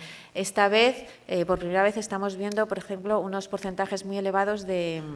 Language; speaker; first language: Spanish; native; Spanish